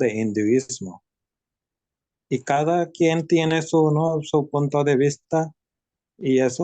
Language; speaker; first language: Spanish; non-native, learner; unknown